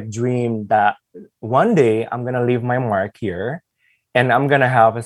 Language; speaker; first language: English; early bilingual, other home language; Indonesian